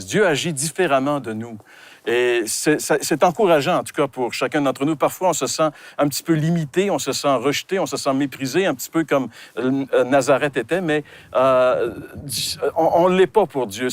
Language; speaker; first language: French; native; French